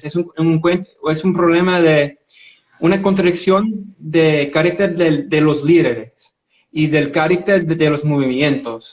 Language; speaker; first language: Spanish; non-native, fluent; English